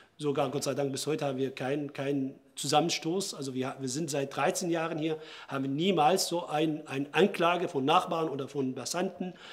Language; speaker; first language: German; non-native, fluent; Arabic